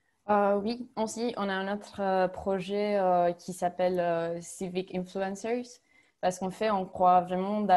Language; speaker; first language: French; non-native, fluent; Romanian